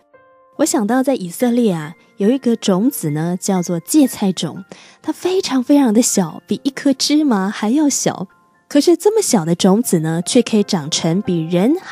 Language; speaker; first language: Chinese; native; Chinese